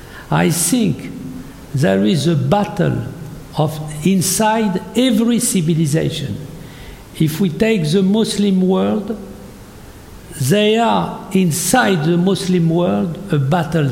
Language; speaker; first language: English; non-native, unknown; French